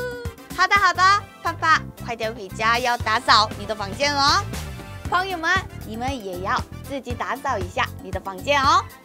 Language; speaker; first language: Chinese; non-native, fluent; Korean